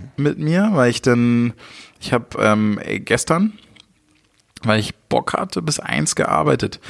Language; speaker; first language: German; native; German